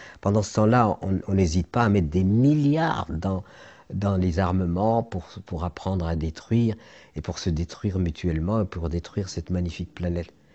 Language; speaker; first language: French; non-native, local second language; Arabic